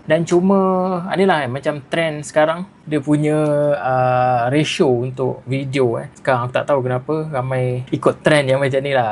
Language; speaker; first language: Malay; native; Malay